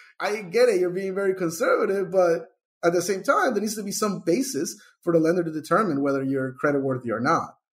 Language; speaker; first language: English; early bilingual, other home language; Spanish